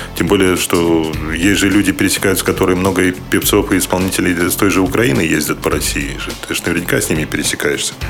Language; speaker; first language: Russian; native; Russian